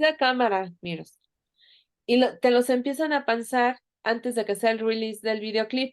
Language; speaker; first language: Spanish; native; Spanish